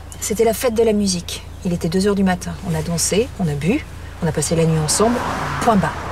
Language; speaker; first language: French; native; French